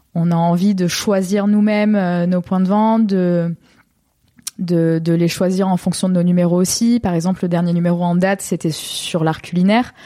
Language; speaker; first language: French; native; French